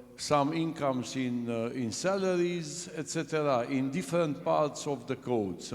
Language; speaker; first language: English; non-native, fluent; Romanian